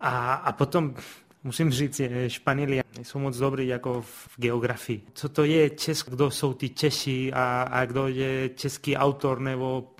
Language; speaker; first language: Czech; non-native, fluent; Spanish